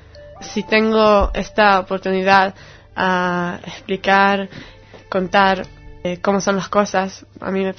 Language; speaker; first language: Spanish; non-native, fluent; Hebrew